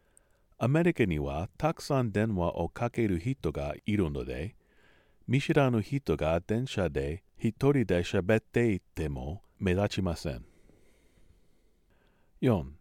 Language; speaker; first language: Japanese; non-native, learner; English